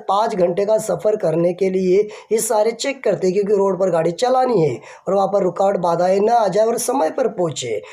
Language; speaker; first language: Hindi; non-native, local second language; Marathi